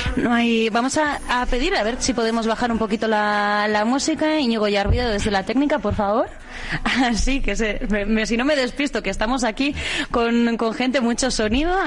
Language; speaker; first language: Spanish; native; Spanish